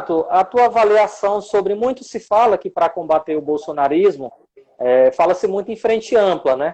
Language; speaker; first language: Portuguese; native; Portuguese